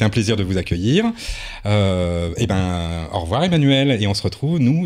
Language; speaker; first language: French; native; French